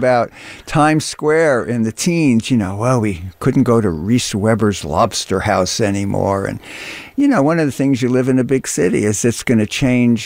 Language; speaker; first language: English; native; English